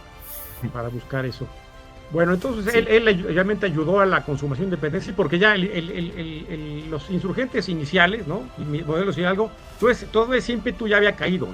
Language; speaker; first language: Spanish; native; Spanish